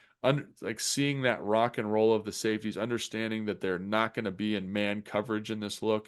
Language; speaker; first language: English; native; English